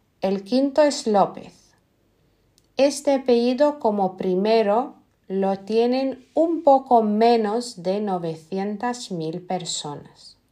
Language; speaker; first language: Spanish; non-native, fluent; Lithuanian